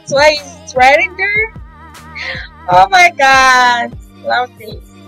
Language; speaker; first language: English; non-native, fluent; French